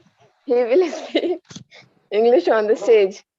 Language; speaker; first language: English; non-native, learner; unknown